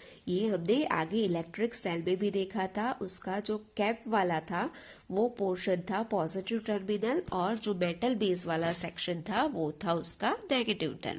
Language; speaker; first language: Hindi; non-native, local second language; Gujarati